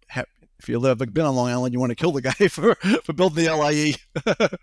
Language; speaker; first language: English; native; English